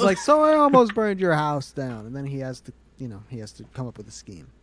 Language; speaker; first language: English; native; English